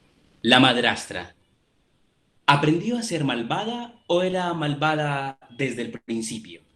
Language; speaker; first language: Spanish; native; Spanish